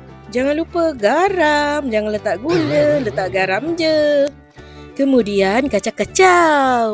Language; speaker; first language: Malay; native; Malay